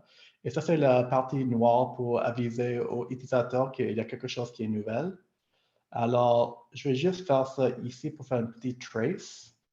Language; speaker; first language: French; non-native, local second language; English